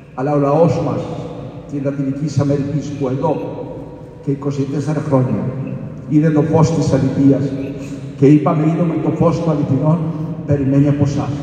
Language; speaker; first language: Greek; non-native, fluent; Spanish